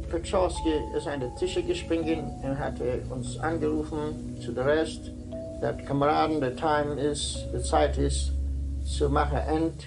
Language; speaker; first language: German; non-native, learner; Dutch